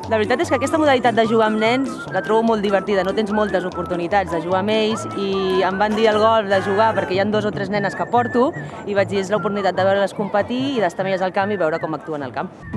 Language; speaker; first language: Catalan; native; Catalan